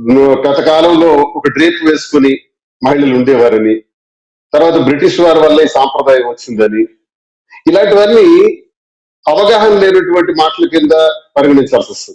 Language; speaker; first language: Telugu; native; Telugu